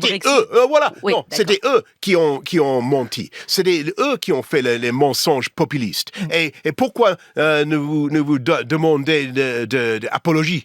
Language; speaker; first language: French; non-native, learner; English